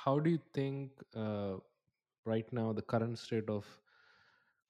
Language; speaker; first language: English; non-native, local second language; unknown